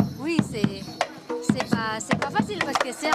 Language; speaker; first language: French; non-native, fluent; Indonesian